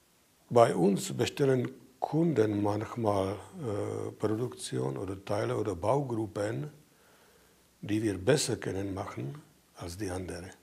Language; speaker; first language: German; non-native, fluent; Czech